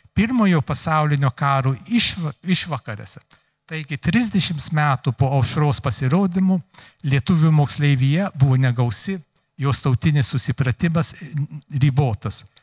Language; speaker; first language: Lithuanian; early bilingual, heritage; Lithuanian